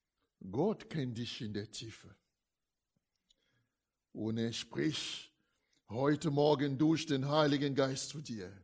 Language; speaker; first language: German; non-native, fluent; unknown